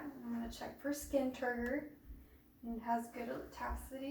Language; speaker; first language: English; native; English